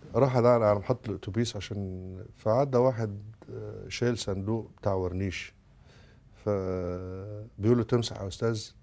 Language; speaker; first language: Arabic; native; Arabic